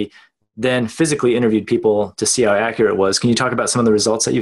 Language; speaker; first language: English; native; English